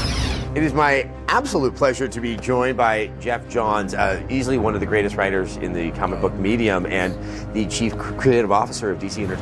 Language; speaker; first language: English; native; English